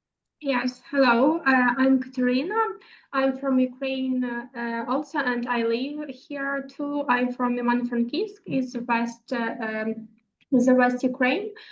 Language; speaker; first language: English; non-native, learner; Ukrainian